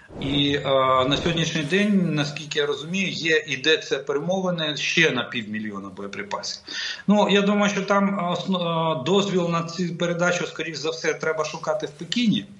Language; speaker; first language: Ukrainian; non-native, local second language; Russian